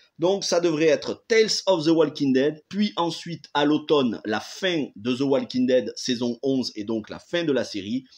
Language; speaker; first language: French; native; French